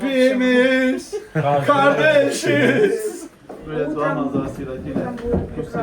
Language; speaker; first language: Turkish; native; Turkish